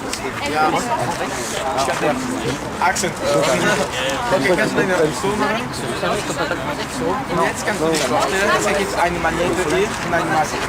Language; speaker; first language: German; non-native, learner; French